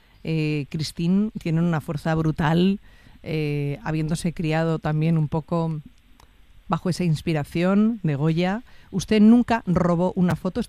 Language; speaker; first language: Spanish; native; Spanish